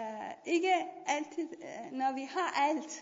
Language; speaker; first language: Danish; non-native, learner; Persian